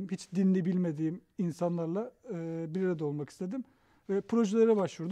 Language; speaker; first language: Turkish; native; Turkish